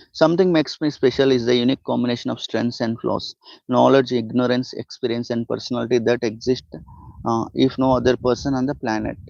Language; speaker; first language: English; non-native, local second language; Telugu